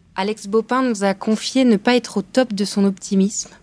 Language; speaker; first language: French; native; French